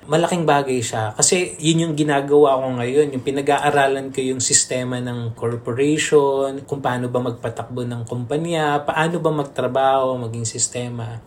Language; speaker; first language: Filipino; native; Filipino